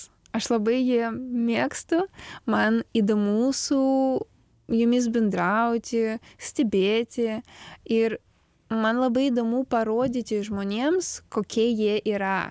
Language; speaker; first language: Lithuanian; non-native, learner; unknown